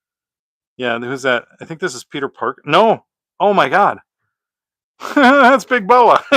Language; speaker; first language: English; native; English